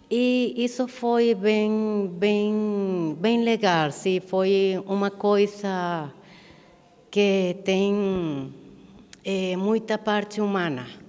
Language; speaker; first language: Portuguese; non-native, fluent; Spanish